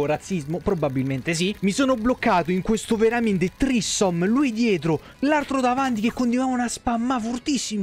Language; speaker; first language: Italian; native; Italian